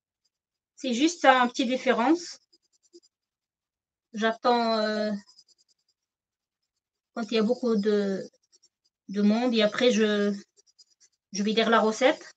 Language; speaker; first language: French; non-native, local second language; Arabic